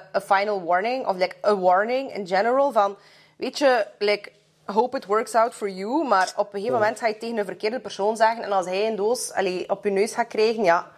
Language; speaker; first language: Dutch; early bilingual, other home language; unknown